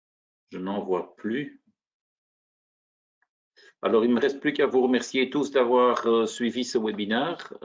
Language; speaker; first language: French; native; French